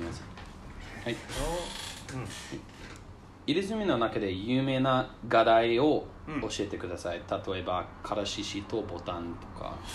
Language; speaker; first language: Japanese; non-native, learner; English